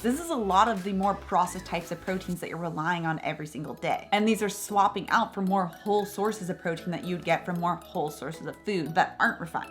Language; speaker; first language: English; native; English